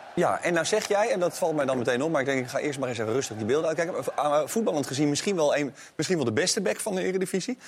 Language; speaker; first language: Dutch; native; Dutch